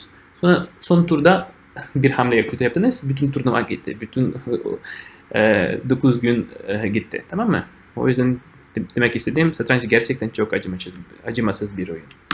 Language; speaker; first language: Turkish; non-native, fluent; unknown